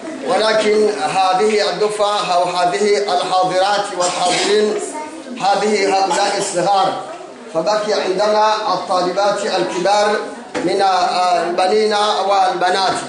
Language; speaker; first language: Arabic; non-native, local second language; Comorian